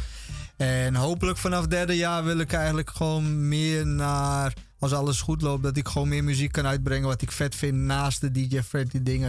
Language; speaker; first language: Dutch; native; Dutch